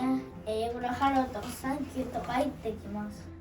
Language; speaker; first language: Japanese; early bilingual, other home language; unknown